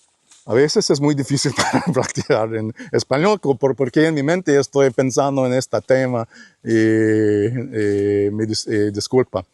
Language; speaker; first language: Spanish; non-native, learner; English